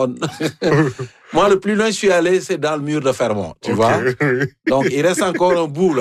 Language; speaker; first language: French; native; French